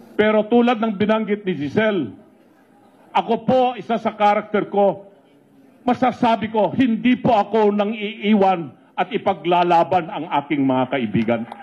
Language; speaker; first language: Filipino; non-native, local second language; Iloko